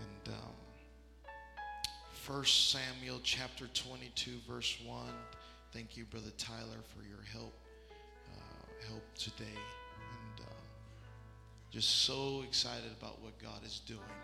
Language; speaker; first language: English; native; English